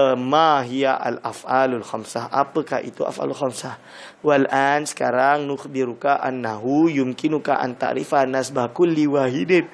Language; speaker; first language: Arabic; non-native, fluent; Malay